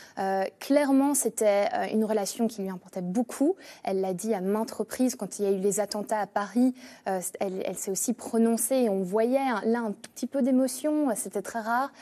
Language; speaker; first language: French; non-native, fluent; English